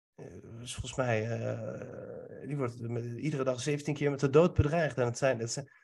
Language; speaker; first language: Dutch; early bilingual, other home language; Persian